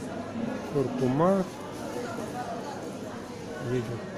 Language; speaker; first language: Russian; native; Russian